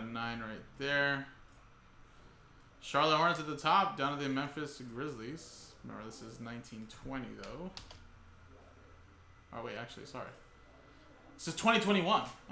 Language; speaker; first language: English; native; English